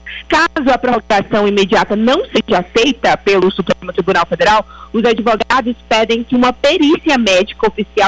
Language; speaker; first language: Portuguese; native; Portuguese